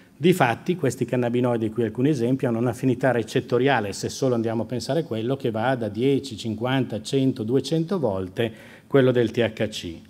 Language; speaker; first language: Italian; native; Italian